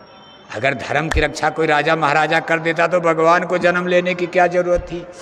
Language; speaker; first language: Hindi; native; Hindi